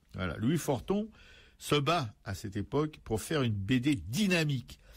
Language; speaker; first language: French; native; French